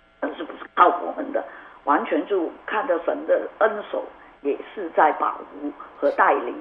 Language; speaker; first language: Chinese; non-native, local second language; Cantonese